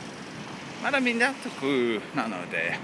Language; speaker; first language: Japanese; non-native, learner; English